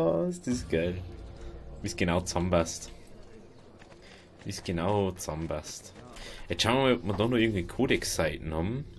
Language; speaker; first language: German; native; German